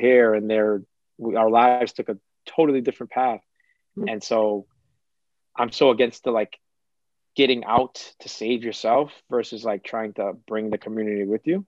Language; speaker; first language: English; early bilingual, other home language; Kabuverdianu